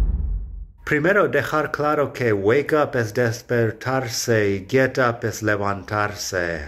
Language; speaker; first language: Spanish; non-native, fluent; English